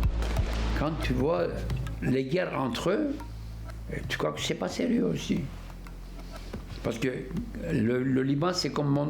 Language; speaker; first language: French; non-native, fluent; Turkish